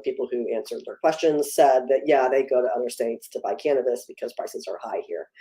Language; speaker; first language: English; native; English